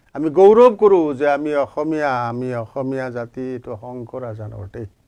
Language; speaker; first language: Assamese; non-native, local second language; Bangla